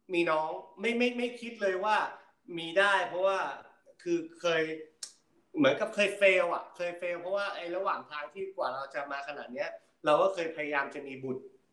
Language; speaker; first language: Thai; early bilingual, heritage; Thai